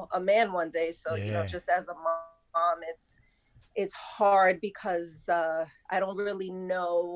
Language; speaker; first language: English; native; English